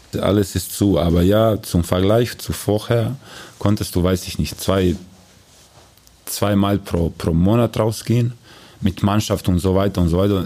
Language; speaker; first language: German; non-native, learner; Croatian